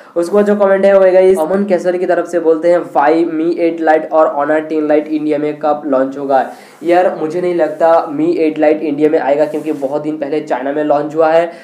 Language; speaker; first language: Hindi; non-native, local second language; Bangla